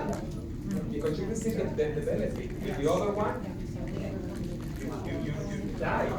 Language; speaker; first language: English; non-native, learner; Spanish